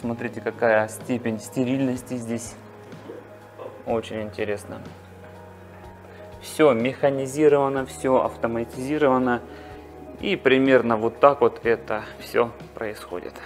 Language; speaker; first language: Russian; native; Russian